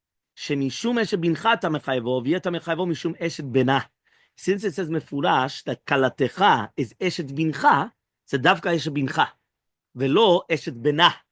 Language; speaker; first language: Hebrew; non-native, fluent; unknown